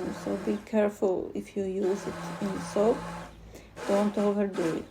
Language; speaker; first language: English; non-native, fluent; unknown